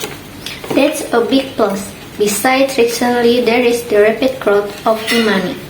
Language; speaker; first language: English; non-native, learner; Indonesian